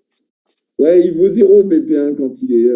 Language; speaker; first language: French; native; French